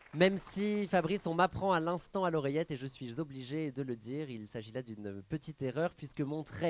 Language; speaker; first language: French; native; French